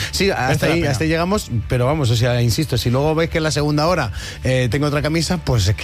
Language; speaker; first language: Spanish; native; Spanish